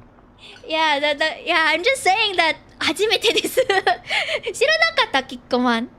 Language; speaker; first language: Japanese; non-native, learner; Filipino